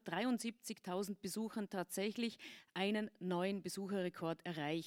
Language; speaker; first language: German; native; German